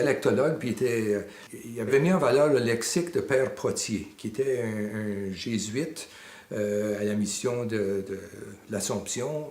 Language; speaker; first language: French; native; French